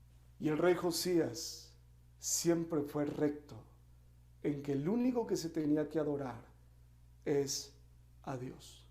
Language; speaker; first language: Spanish; native; Spanish